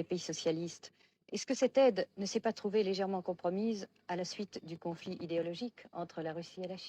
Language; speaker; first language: French; native; French